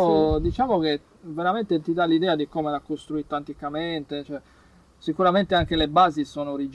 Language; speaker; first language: Italian; native; Italian